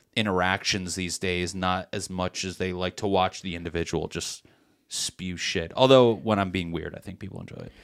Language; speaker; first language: English; native; English